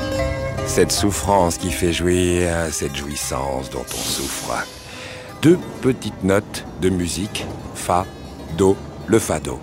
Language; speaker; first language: French; native; French